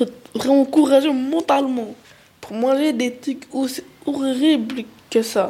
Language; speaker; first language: French; early bilingual, other home language; Arabic